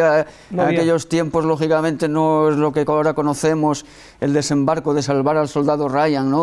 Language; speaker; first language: Spanish; native; Spanish